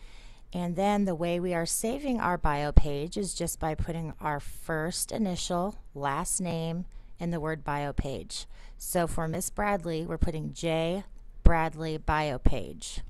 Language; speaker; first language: English; native; English